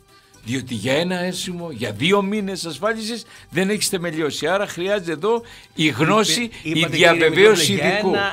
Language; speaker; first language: Greek; native; Greek